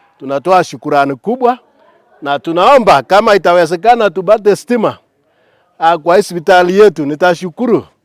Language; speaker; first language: Swahili; non-native, local second language; Kalenjin